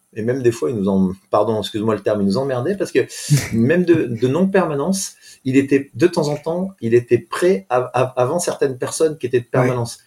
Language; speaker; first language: French; native; French